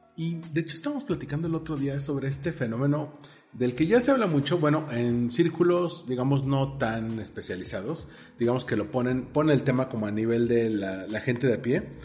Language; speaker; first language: Spanish; native; Spanish